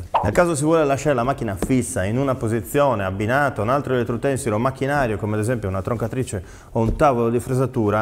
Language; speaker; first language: Italian; native; Italian